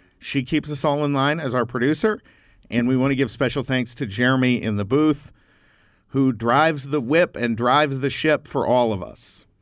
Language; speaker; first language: English; native; English